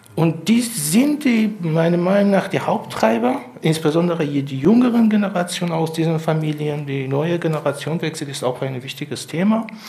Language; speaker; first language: German; non-native, fluent; Persian